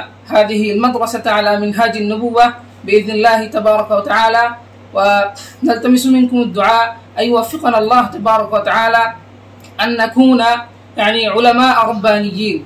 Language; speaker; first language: Arabic; non-native, fluent; Bangla